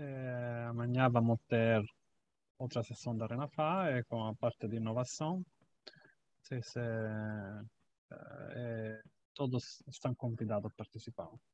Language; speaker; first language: Portuguese; non-native, fluent; Italian